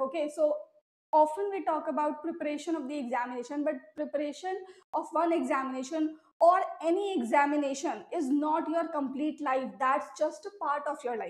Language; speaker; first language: English; non-native, local second language; Hindi